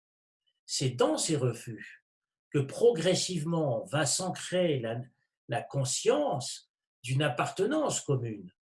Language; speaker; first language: French; native; French